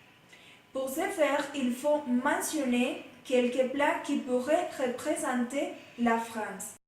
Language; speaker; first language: French; non-native, fluent; Spanish